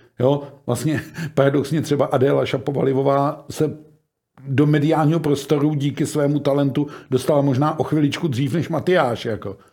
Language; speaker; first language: Czech; native; Czech